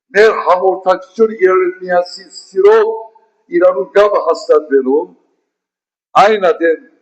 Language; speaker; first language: Armenian; native; Armenian